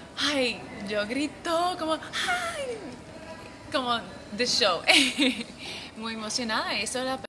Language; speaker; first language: Spanish; early bilingual, heritage; English